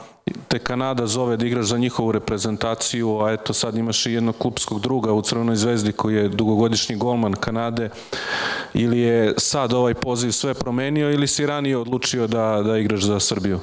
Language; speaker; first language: Serbian; native; Serbian